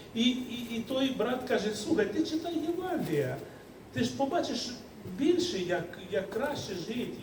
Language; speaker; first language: Ukrainian; native; Ukrainian